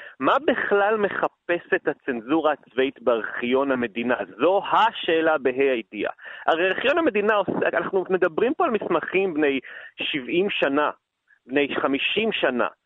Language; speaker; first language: Hebrew; native; Hebrew